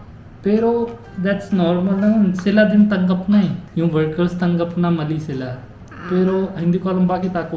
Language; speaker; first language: Filipino; non-native, learner; Hindi